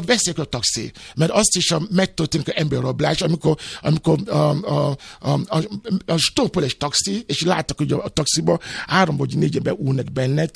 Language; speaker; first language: Hungarian; non-native, learner; Yoruba